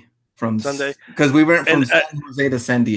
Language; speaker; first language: English; native; English